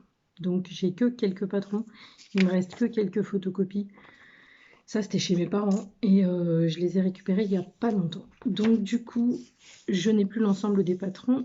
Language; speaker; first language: French; native; French